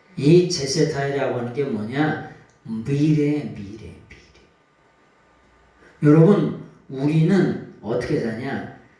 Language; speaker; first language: Korean; native; Korean